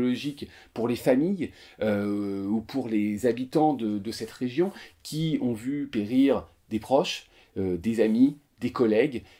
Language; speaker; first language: French; native; French